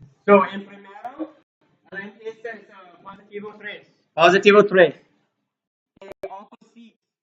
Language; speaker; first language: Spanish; non-native, learner; English